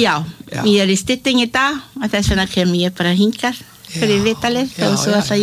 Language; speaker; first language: Icelandic; non-native, learner; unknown